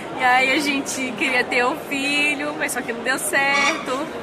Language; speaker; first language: Portuguese; native; Portuguese